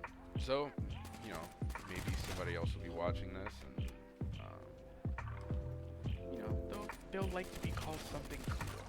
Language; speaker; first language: English; native; English